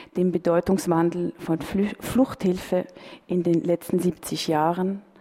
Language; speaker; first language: German; native; German